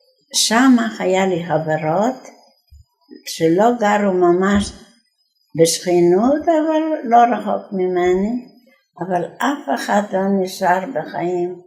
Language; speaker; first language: Hebrew; non-native, fluent; Yiddish